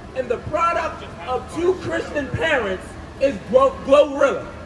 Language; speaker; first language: English; native; English